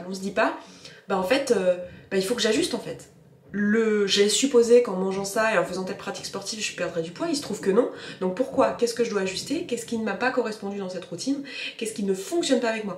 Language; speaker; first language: French; native; French